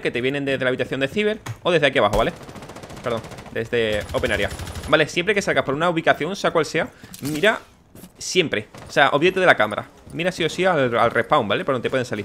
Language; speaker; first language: Spanish; native; Spanish